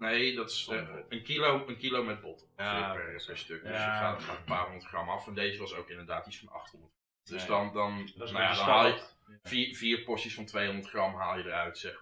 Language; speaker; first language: Dutch; native; Dutch